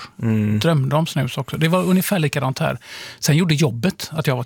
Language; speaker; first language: Swedish; native; Swedish